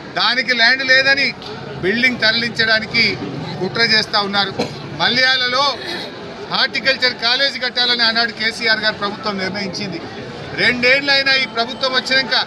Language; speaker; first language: Telugu; native; Telugu